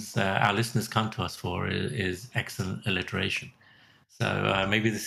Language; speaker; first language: English; native; English